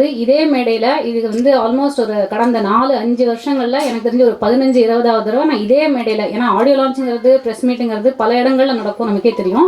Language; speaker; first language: Tamil; native; Tamil